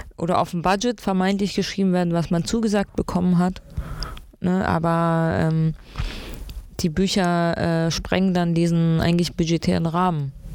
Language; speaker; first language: German; early bilingual, other home language; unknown